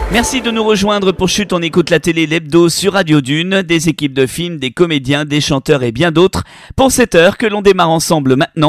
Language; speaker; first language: French; native; French